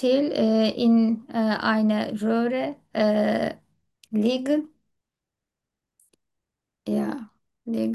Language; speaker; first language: German; non-native, learner; Turkish